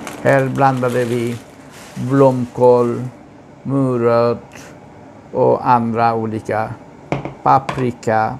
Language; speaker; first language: Swedish; non-native, local second language; Bangla